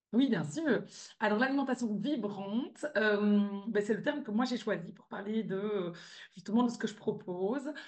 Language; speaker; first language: French; native; French